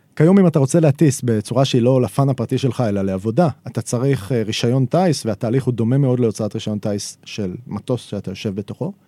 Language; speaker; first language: Hebrew; native; Hebrew